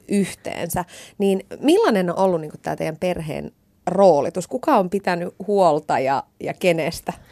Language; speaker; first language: Finnish; native; Finnish